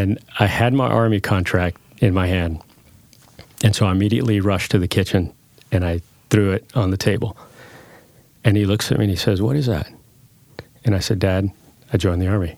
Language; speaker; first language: English; early bilingual, other home language; Spanish